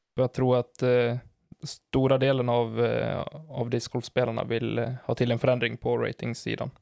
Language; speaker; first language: Swedish; native; Swedish